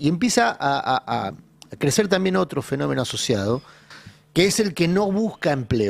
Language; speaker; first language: Spanish; native; Spanish